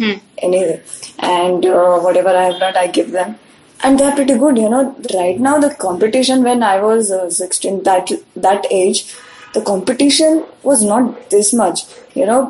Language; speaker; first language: English; non-native, local second language; Marathi